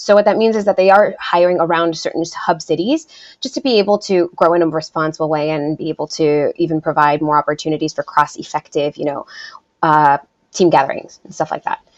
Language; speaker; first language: English; early bilingual, other home language; Spanish